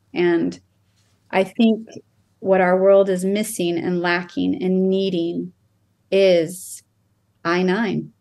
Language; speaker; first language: English; native; English